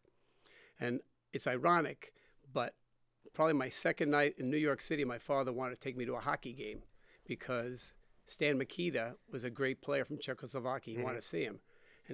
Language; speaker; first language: English; native; English